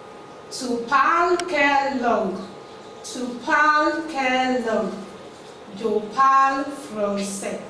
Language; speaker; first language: French; non-native, fluent; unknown